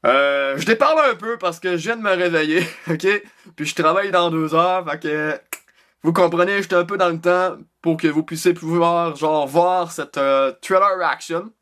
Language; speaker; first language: French; native; French